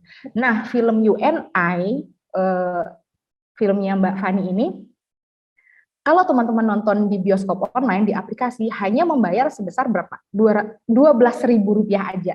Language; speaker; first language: Indonesian; native; Indonesian